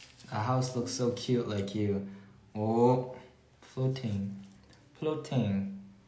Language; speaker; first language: English; early bilingual, other home language; Korean